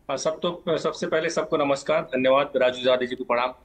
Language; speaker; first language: Hindi; native; Hindi